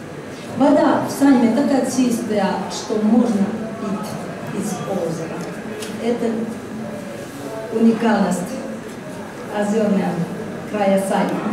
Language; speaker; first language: Russian; non-native, fluent; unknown